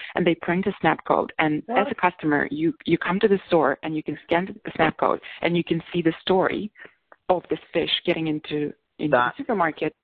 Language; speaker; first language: English; non-native, fluent; Russian